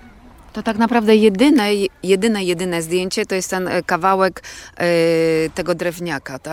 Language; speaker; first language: Polish; native; Polish